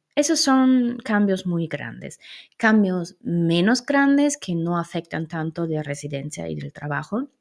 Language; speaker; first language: Spanish; non-native, fluent; German